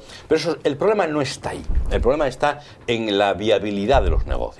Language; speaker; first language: Spanish; native; Spanish